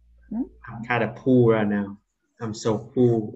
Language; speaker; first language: English; non-native, learner; Vietnamese